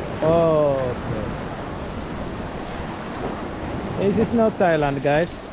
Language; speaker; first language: English; non-native, learner; Amharic